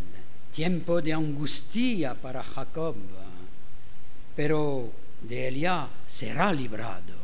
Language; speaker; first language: Spanish; non-native, fluent; French